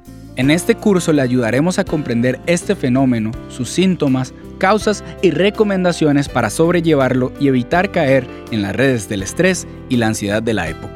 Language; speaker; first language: Spanish; native; Spanish